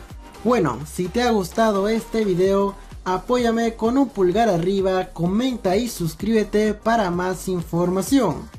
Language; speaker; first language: Spanish; native; Spanish